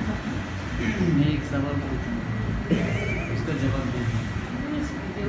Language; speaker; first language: Hindi; non-native, local second language; Tibetan